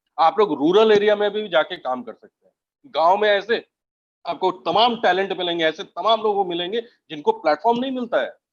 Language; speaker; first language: Hindi; native; Hindi